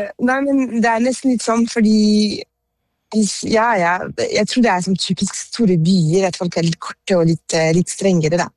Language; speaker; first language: Norwegian; non-native, fluent; French